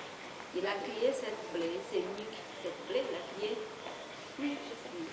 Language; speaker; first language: French; non-native, learner; Portuguese